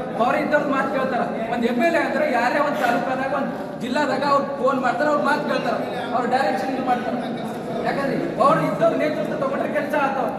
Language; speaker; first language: Kannada; non-native, local second language; Lambadi